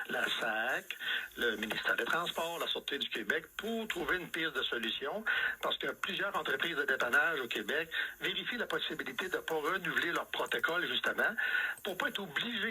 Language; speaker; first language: French; native; French